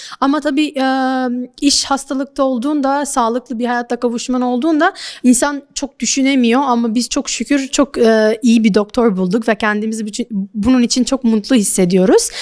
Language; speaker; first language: Turkish; non-native, fluent; Albanian